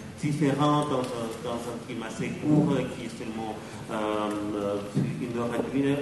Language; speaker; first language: French; non-native, fluent; Russian